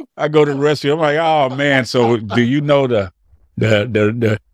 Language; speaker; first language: English; native; English